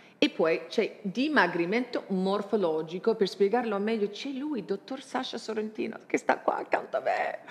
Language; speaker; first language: Italian; non-native, fluent; English